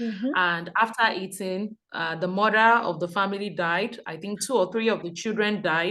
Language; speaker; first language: English; non-native, local second language; Yoruba